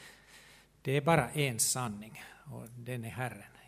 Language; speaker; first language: Swedish; non-native, local second language; Finnish